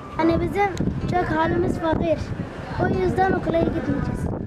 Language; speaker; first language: Turkish; non-native, learner; Arabic